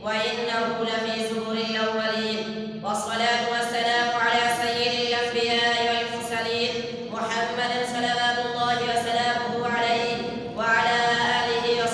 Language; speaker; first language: Arabic; non-native, fluent; Urdu